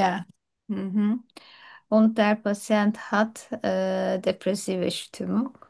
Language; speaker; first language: German; non-native, learner; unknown